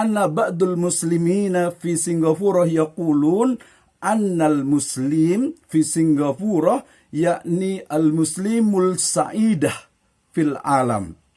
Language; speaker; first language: Arabic; non-native, fluent; Indonesian